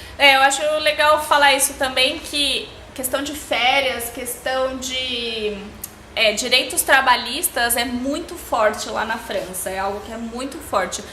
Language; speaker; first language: Portuguese; native; Portuguese